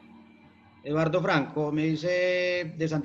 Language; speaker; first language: Spanish; native; Spanish